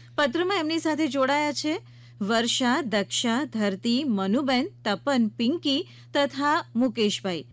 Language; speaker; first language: Gujarati; native; Gujarati